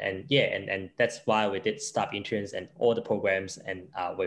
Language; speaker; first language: English; non-native, local second language; Cantonese